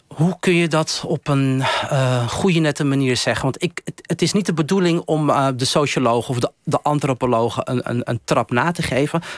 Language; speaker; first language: Dutch; native; Dutch